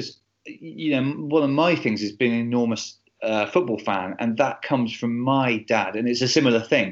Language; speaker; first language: English; native; English